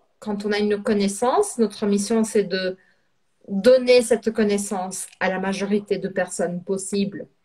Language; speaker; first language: French; non-native, fluent; Portuguese